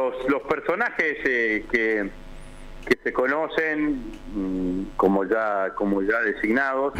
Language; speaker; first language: Spanish; native; Spanish